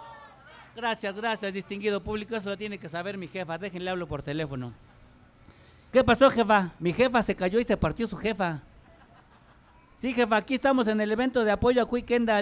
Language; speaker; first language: Spanish; native; Spanish